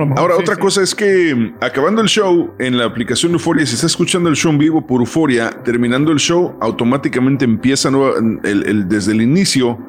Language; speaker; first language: Spanish; early bilingual, heritage; Spanish